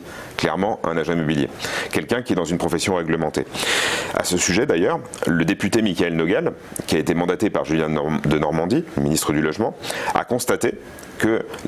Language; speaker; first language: French; native; French